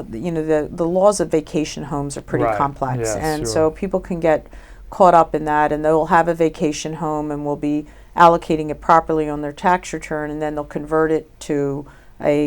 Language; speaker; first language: English; native; English